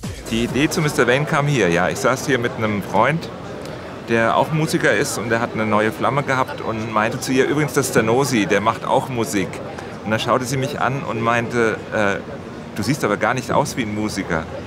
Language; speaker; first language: German; native; German